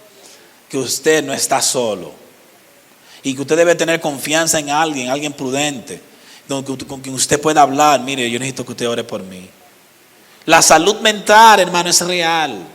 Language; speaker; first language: Spanish; native; Spanish